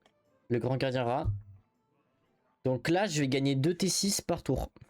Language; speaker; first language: French; native; French